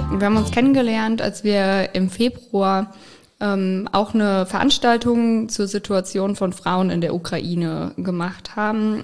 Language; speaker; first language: German; native; German